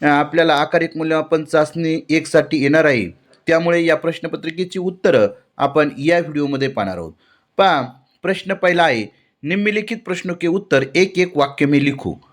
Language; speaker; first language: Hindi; non-native, local second language; Marathi